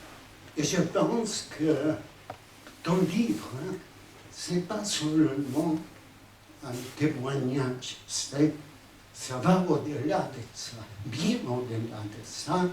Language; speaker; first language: French; non-native, fluent; Spanish